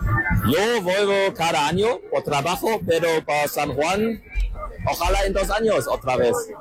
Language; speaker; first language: Spanish; non-native, learner; German